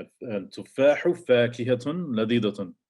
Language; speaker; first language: Arabic; non-native, fluent; English